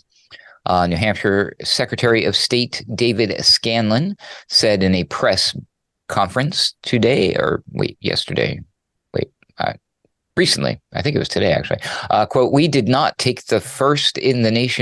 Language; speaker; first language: English; native; English